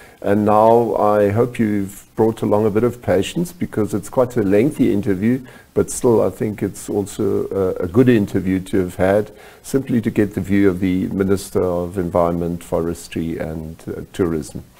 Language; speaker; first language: English; non-native, local second language; German